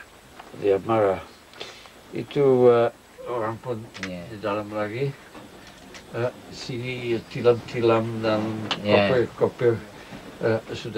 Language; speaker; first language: Indonesian; non-native, local second language; Dutch